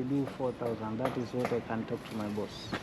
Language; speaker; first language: English; non-native, local second language; Swahili